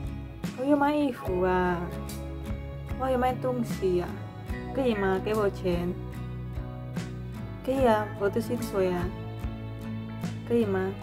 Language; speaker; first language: Chinese; non-native, learner; Indonesian